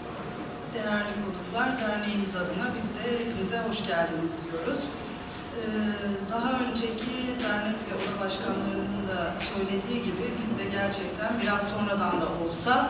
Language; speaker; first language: Turkish; native; Turkish